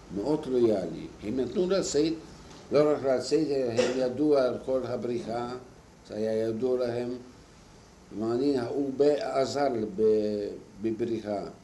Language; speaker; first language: Hebrew; non-native, fluent; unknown